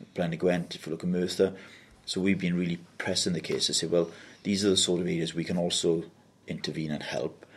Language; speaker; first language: English; native; English